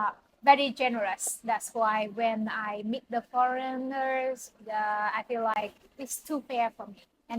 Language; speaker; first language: English; non-native, learner; Vietnamese